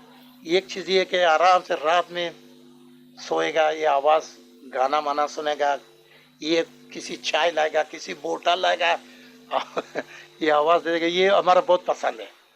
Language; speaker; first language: Hindi; non-native, learner; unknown